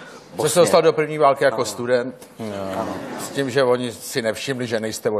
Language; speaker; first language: Czech; native; Czech